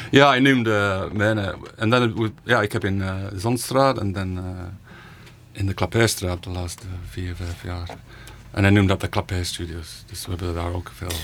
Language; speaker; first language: Dutch; non-native, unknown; English